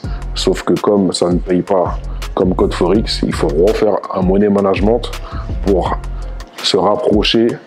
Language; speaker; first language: French; native; French